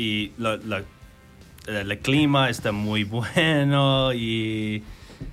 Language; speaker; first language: Spanish; non-native, learner; English